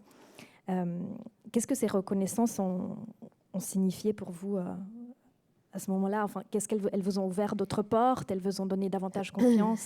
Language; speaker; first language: French; native; French